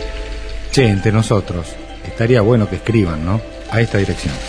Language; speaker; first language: Spanish; native; Spanish